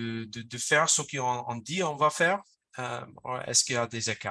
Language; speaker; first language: French; non-native, fluent; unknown